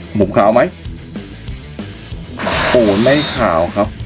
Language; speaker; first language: Thai; native; Thai